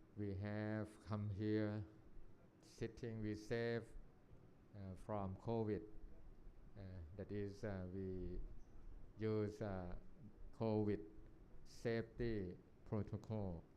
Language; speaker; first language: English; non-native, learner; Thai